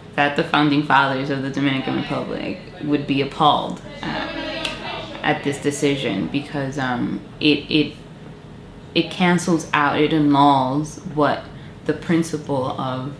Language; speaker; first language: English; native; English